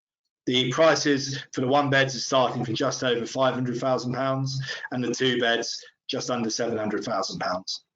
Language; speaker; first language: English; native; English